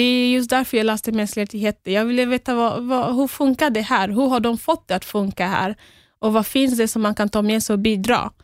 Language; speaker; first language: Swedish; non-native, fluent; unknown